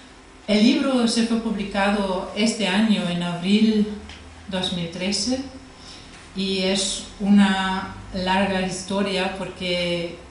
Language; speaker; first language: Spanish; non-native, fluent; German